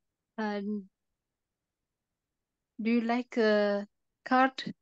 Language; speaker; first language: English; non-native, learner; Tigrinya